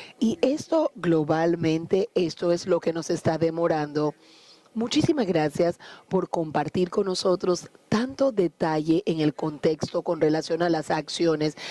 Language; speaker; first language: Spanish; non-native, fluent; Haitian Creole